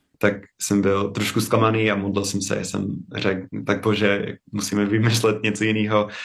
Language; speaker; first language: Czech; non-native, fluent; English